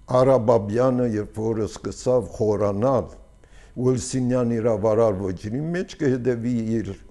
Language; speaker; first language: Armenian; early bilingual, heritage; Armenian